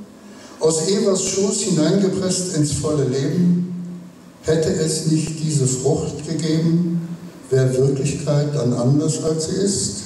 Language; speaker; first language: German; native; German